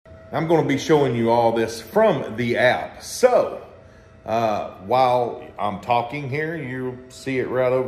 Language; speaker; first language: English; native; English